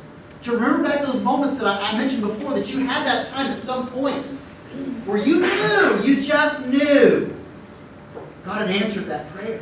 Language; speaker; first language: English; native; English